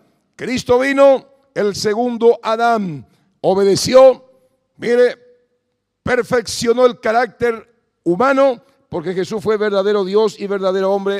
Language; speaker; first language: Spanish; native; Spanish